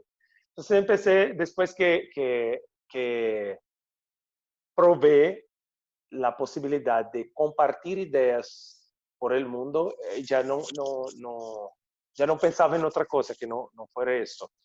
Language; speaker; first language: Spanish; non-native, fluent; Portuguese